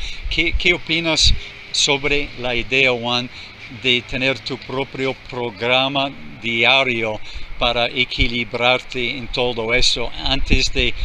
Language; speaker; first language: Spanish; non-native, fluent; English